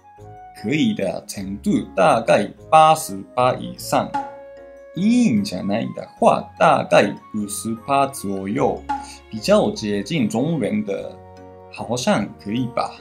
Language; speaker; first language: Chinese; non-native, fluent; Japanese